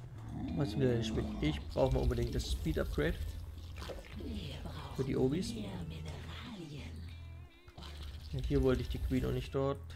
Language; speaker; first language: German; native; German